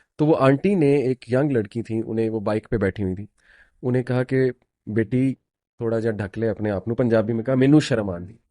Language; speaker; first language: Urdu; native; Urdu